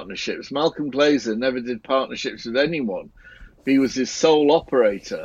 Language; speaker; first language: English; native; English